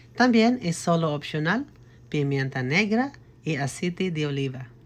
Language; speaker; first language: Spanish; non-native, learner; Filipino